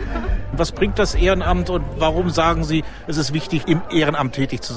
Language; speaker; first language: German; native; German